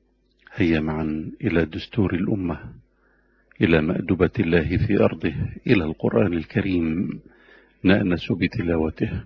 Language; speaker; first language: Arabic; native; Arabic